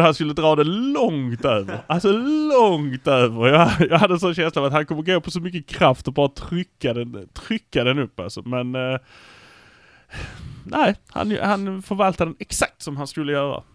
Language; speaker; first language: Swedish; native; Swedish